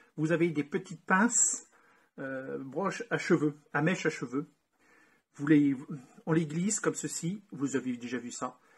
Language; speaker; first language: French; native; French